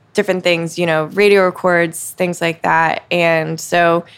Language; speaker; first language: English; native; English